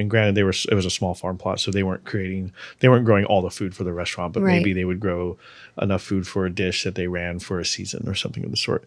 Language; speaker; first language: English; native; English